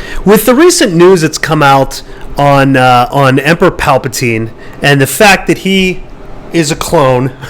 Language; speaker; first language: English; native; English